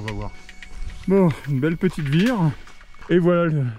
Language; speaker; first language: French; native; French